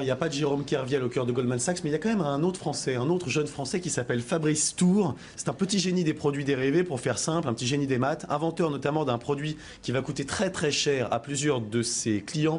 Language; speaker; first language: French; native; French